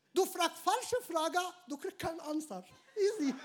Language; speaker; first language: German; non-native, learner; Arabic